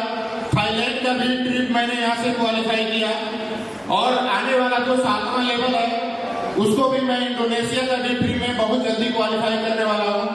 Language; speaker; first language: Hindi; native; Hindi